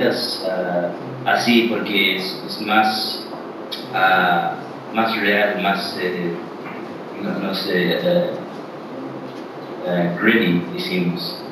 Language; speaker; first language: Spanish; early bilingual, heritage; English